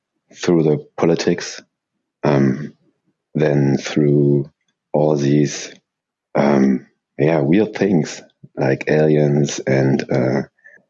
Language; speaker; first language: English; non-native, fluent; German